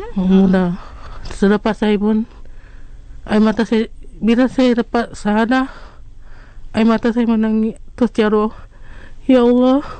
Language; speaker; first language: Malay; non-native, local second language; Chinese